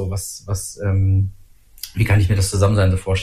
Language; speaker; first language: German; native; German